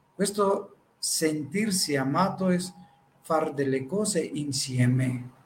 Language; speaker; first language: Italian; non-native, fluent; Spanish